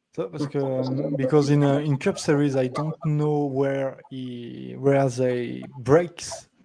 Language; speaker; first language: English; non-native, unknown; French